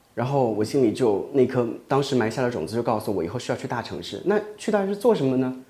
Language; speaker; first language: Chinese; native; Chinese